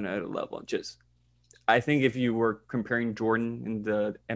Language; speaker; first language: English; non-native, fluent; Spanish